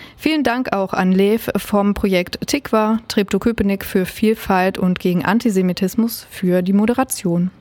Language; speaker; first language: German; native; German